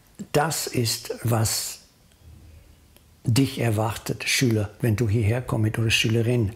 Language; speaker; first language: German; non-native, fluent; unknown